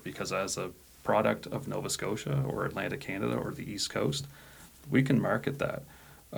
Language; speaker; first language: English; native; English